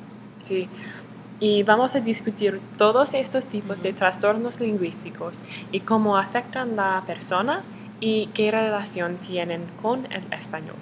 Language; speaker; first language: Spanish; non-native, learner; English